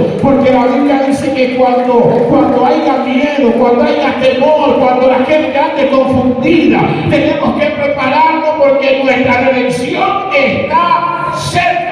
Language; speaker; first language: Spanish; native; Spanish